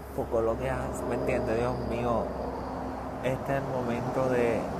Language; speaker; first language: Spanish; early bilingual, other home language; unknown